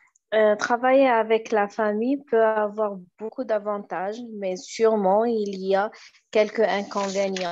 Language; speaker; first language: French; non-native, learner; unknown